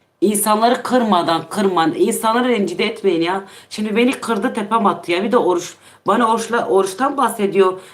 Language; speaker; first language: Turkish; non-native, local second language; Kurdish